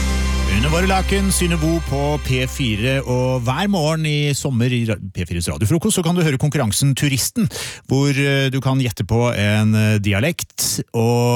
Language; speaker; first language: Norwegian; native; Norwegian